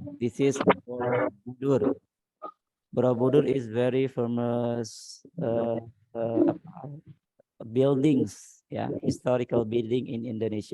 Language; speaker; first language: English; non-native, learner; Indonesian